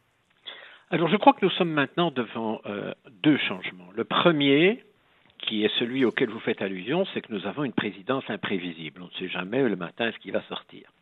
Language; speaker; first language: French; native; French